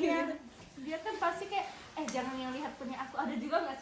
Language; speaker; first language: Indonesian; early bilingual, heritage; Indonesian